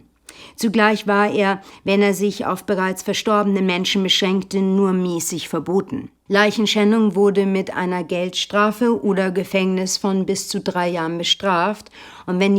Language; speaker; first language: German; native; German